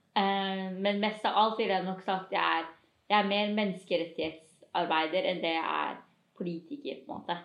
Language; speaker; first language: Norwegian; early bilingual, other home language; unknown